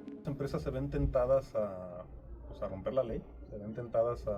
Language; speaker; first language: Spanish; native; Spanish